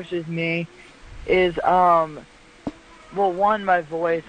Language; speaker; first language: English; native; English